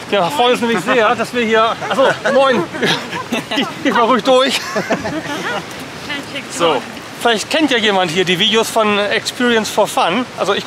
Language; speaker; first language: German; native; German